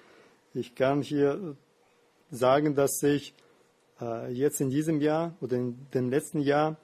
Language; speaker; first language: German; non-native, fluent; Russian